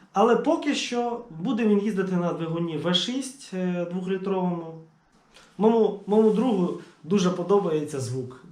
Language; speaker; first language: Ukrainian; native; Ukrainian